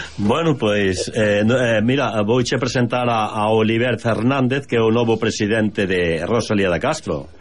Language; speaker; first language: Galician; early bilingual, heritage; Galician